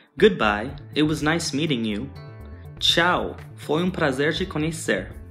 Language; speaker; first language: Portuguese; non-native, fluent; English